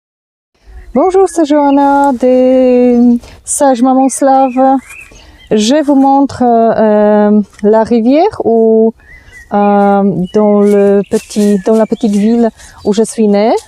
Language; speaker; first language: French; non-native, fluent; Polish